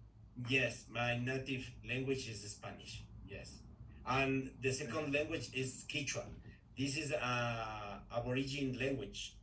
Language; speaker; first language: English; non-native, learner; Spanish